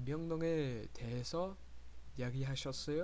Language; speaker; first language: Korean; non-native, fluent; English